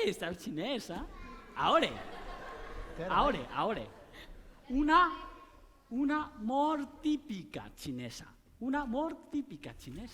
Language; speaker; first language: Catalan; non-native, learner; Chinese